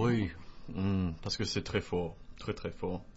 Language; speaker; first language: French; non-native, fluent; English